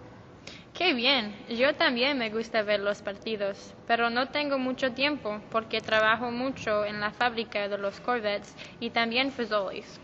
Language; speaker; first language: Spanish; non-native, learner; English